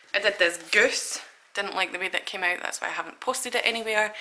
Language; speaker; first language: English; native; English